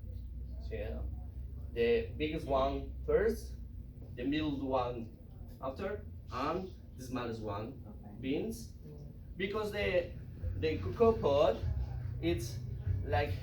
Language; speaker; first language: English; non-native, learner; Spanish